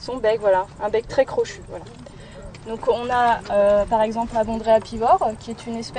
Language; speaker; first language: French; native; French